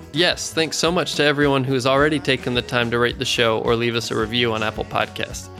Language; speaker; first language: English; native; English